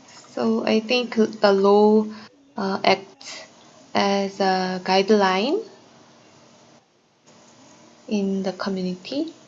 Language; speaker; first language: English; non-native, learner; Korean